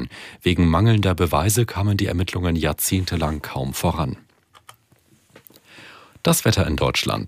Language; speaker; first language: German; native; German